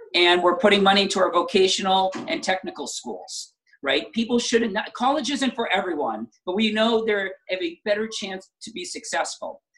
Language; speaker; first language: English; native; English